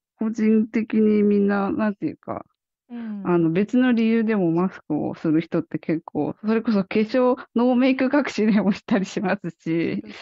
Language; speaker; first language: Japanese; native; Japanese